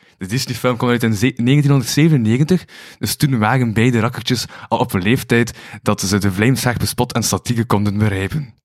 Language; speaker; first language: Dutch; native; Dutch